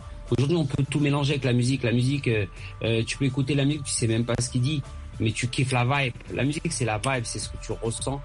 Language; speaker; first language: French; early bilingual, other home language; Arabic